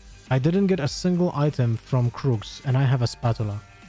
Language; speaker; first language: English; non-native, fluent; Polish